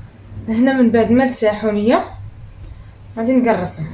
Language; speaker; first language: Arabic; native; Arabic